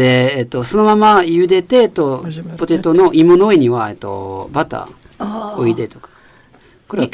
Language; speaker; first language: Japanese; non-native, fluent; French